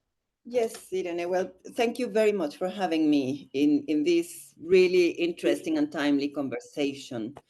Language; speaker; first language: English; non-native, fluent; Spanish